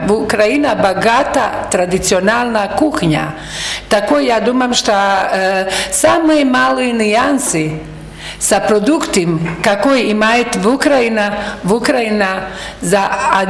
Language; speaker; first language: Russian; non-native, learner; Croatian